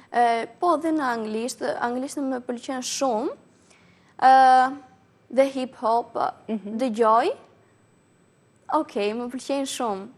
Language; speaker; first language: Albanian; early bilingual, heritage; Albanian